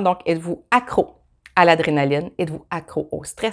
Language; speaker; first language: French; native; French